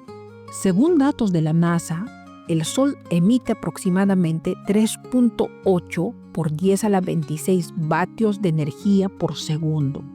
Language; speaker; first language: Spanish; native; Spanish